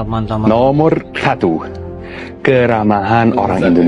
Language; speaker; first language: Indonesian; non-native, fluent; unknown